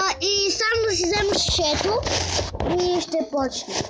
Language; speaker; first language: Bulgarian; native; Bulgarian